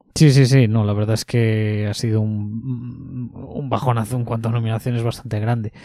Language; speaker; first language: Spanish; native; Spanish